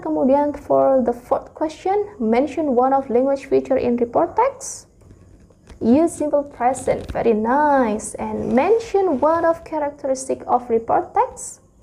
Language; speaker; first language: English; non-native, fluent; Indonesian